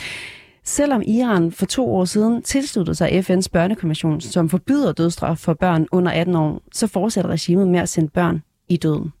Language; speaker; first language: Danish; native; Danish